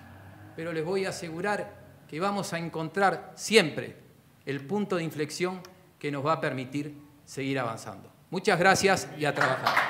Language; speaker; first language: Spanish; native; Spanish